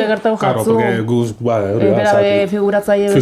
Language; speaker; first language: Basque; native; Basque